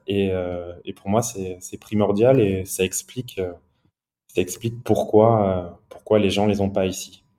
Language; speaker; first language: French; early bilingual, other home language; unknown